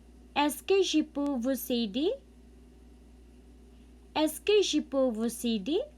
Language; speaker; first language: French; non-native, learner; Cebuano